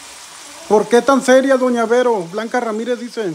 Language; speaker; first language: Spanish; native; Spanish